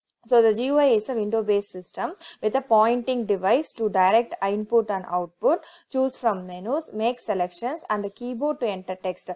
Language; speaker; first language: English; non-native, local second language; Tamil